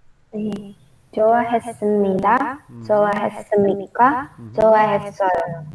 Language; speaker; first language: Korean; non-native, learner; Indonesian